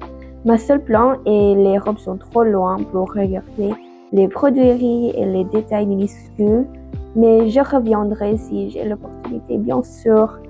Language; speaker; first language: French; non-native, learner; Indonesian